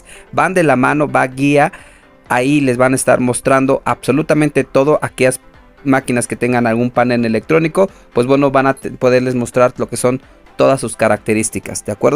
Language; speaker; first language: Spanish; native; Spanish